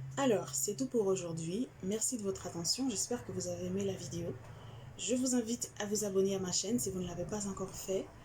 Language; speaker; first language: French; non-native, local second language; Haitian Creole